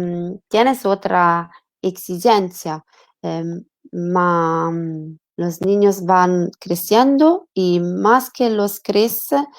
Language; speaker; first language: Spanish; non-native, learner; Italian